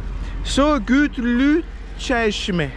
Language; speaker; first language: English; non-native, learner; Italian